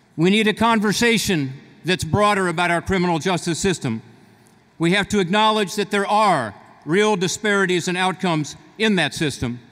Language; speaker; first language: English; native; English